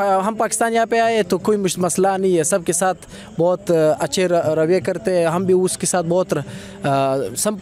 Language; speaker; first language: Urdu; non-native, fluent; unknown